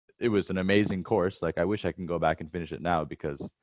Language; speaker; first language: English; native; English